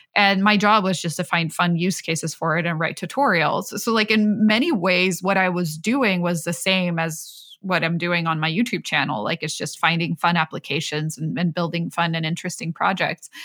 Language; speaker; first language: English; non-native, fluent; Swedish